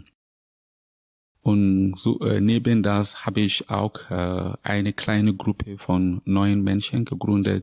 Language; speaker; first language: German; non-native, learner; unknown